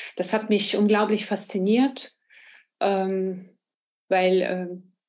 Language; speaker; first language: German; non-native, fluent; Ukrainian